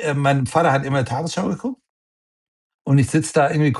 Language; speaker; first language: German; non-native, fluent; Persian